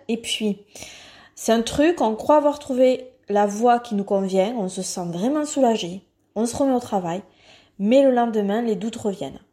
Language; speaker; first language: French; native; French